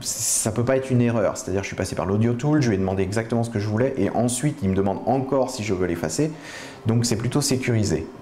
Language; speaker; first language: French; native; French